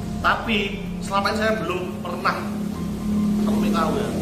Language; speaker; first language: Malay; non-native, local second language; Javanese